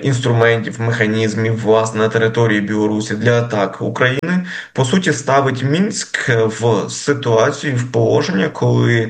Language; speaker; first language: Ukrainian; native; Ukrainian